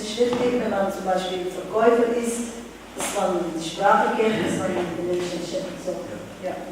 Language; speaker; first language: German; non-native, learner; Somali